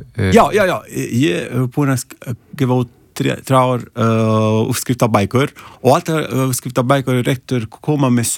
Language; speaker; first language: Icelandic; non-native, learner; Italian